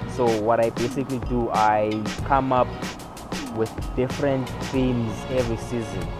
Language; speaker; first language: English; non-native, local second language; Xhosa